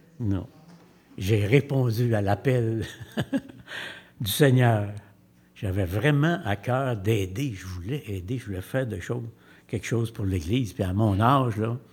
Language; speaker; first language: French; native; French